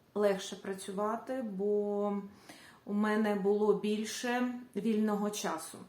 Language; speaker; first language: Ukrainian; native; Ukrainian